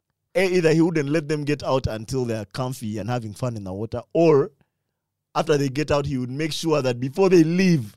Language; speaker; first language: English; non-native, local second language; Ganda